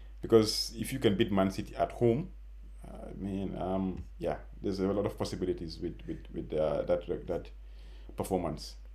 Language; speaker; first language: English; non-native, local second language; Wolof